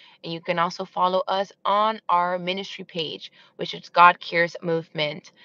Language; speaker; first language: English; native; English